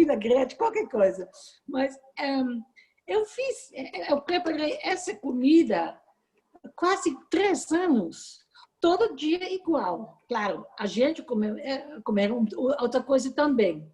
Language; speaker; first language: Portuguese; non-native, fluent; Dutch